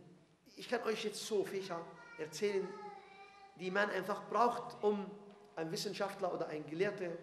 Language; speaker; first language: German; non-native, fluent; Arabic